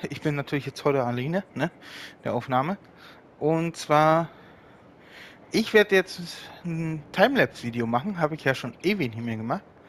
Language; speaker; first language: German; native; German